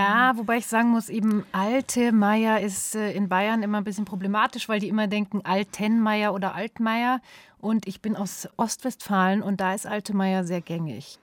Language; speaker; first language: German; native; German